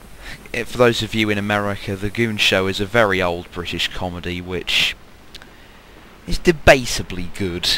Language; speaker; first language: English; native; English